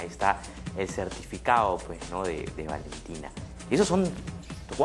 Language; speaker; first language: Spanish; native; Spanish